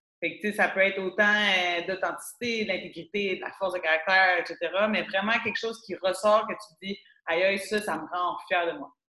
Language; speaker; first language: French; native; French